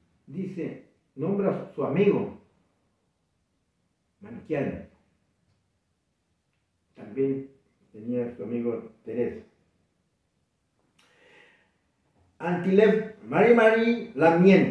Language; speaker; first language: Spanish; non-native, local second language; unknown